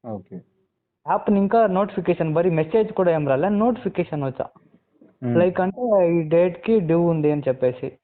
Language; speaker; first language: Telugu; non-native, local second language; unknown